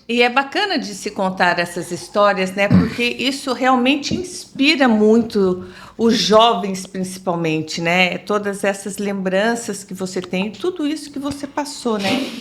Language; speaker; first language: Portuguese; native; Portuguese